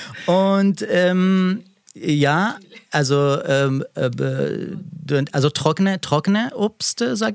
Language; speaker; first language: German; non-native, learner; Persian